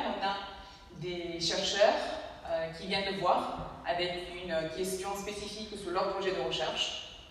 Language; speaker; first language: French; non-native, fluent; Italian